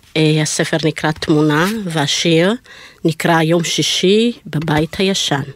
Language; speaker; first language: Hebrew; early bilingual, other home language; Amharic